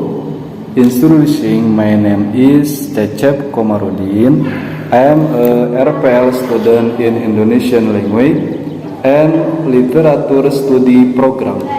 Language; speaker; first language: English; non-native, learner; Indonesian